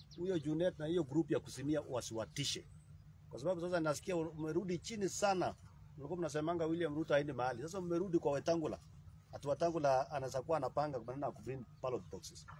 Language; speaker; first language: Swahili; native; Swahili